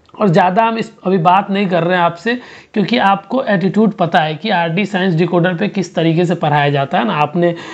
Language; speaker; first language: Hindi; native; Hindi